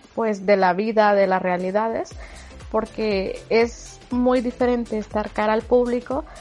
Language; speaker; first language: Spanish; native; Spanish